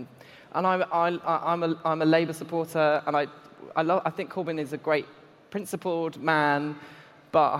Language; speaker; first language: English; native; English